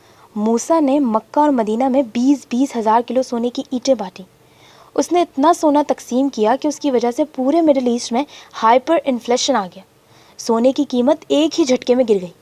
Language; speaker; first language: Urdu; native; Urdu